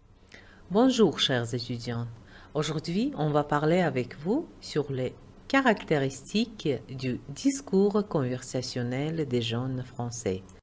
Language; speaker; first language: French; non-native, fluent; Uzbek